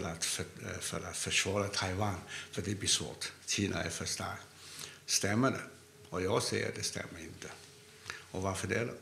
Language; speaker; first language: Swedish; non-native, fluent; Cantonese